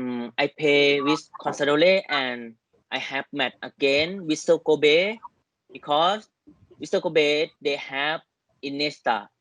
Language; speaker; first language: English; non-native, learner; Thai